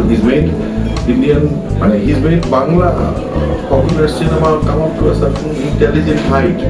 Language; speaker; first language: English; non-native, local second language; Bangla